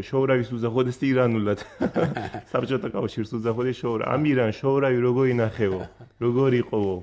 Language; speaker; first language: Georgian; early bilingual, heritage; Georgian